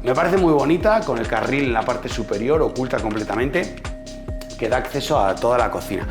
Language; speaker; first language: Spanish; native; Spanish